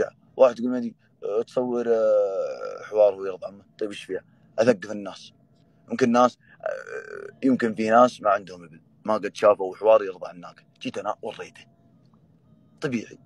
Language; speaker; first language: Arabic; native; Arabic